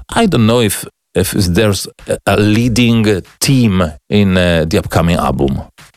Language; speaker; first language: English; non-native, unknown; Italian